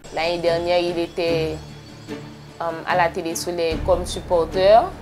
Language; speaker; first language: French; non-native, local second language; Haitian Creole